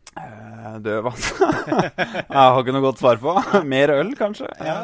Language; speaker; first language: Norwegian; native; Norwegian